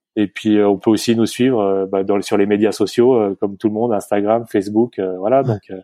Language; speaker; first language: French; native; French